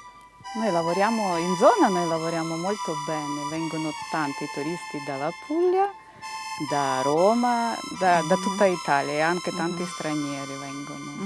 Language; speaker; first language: Italian; non-native, fluent; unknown